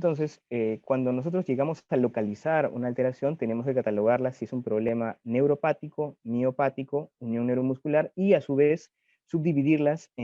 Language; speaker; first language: Spanish; native; Spanish